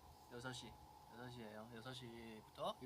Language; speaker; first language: Korean; non-native, fluent; Chinese